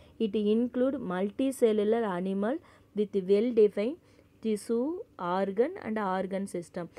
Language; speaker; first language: English; non-native, local second language; Tamil